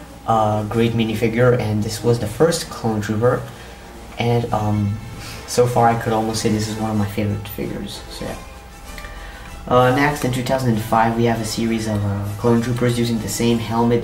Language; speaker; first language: English; native; English